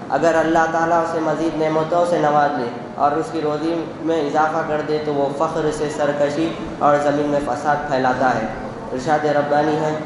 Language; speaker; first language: Urdu; native; Urdu